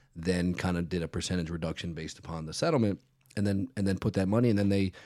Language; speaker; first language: English; native; English